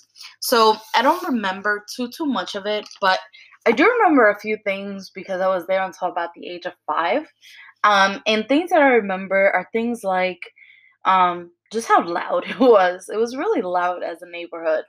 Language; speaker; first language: English; early bilingual, other home language; Spanish